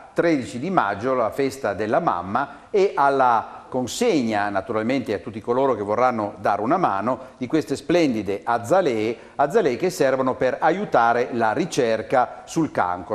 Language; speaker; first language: Italian; native; Italian